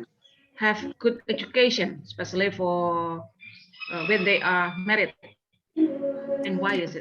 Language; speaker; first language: English; non-native, fluent; Indonesian